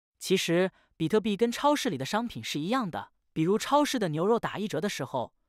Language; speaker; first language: Chinese; native; Chinese